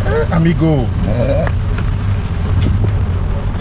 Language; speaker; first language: Portuguese; non-native, learner; French